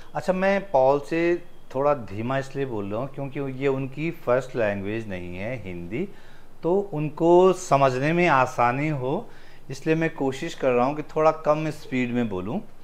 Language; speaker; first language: Hindi; native; Hindi